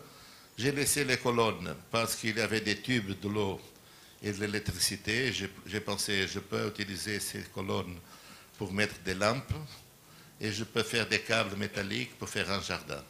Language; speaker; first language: French; non-native, learner; Portuguese